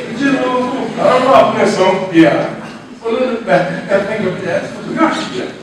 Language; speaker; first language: Urdu; non-native, local second language; Baluchi